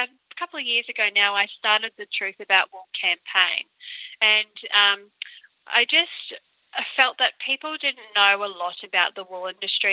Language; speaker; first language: English; native; English